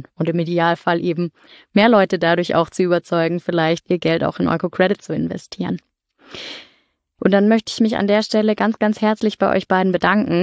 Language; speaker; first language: German; native; German